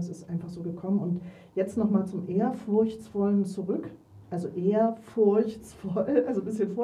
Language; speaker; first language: German; native; German